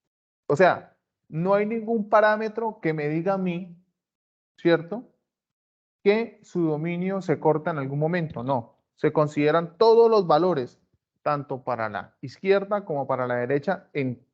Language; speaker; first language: Spanish; native; Spanish